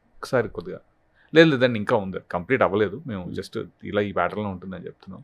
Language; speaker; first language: Telugu; native; Telugu